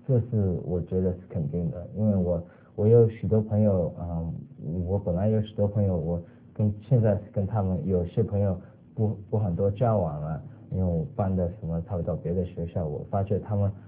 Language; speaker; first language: Chinese; early bilingual, other home language; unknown